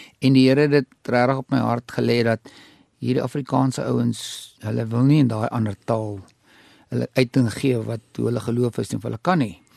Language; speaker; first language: Afrikaans; native; Afrikaans